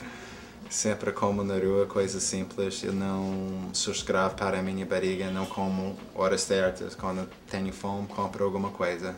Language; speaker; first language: Portuguese; non-native, fluent; English